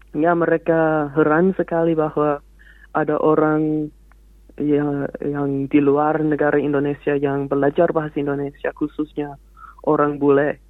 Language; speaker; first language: Indonesian; non-native, fluent; English